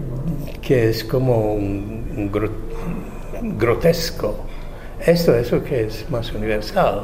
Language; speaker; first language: Spanish; non-native, fluent; Czech